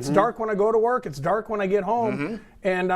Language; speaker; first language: English; native; English